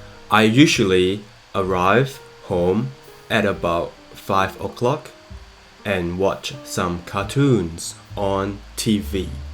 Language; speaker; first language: English; non-native, fluent; Thai